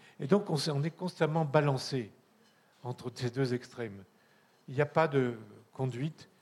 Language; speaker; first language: French; native; French